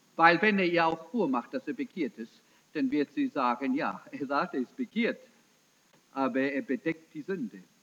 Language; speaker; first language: German; early bilingual, heritage; German